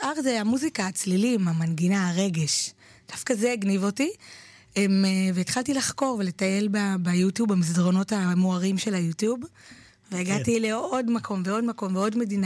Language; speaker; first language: Hebrew; native; Hebrew